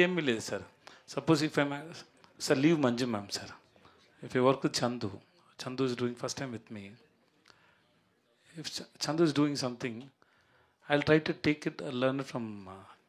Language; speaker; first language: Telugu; non-native, learner; Tamil